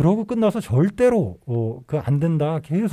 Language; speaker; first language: Korean; native; Korean